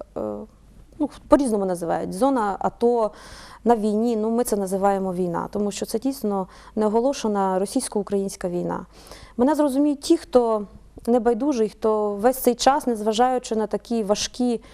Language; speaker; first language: Ukrainian; native; Ukrainian